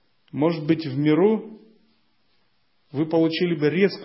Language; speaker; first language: Russian; native; Russian